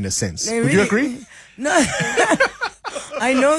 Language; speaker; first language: English; non-native, local second language; Xhosa